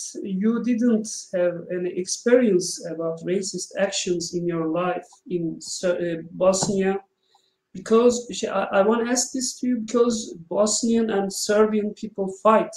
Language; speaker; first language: English; non-native, learner; Turkish